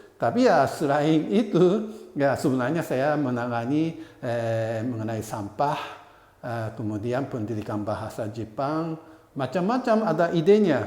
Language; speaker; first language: Indonesian; non-native, fluent; Japanese